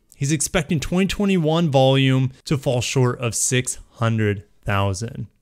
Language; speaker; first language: English; native; English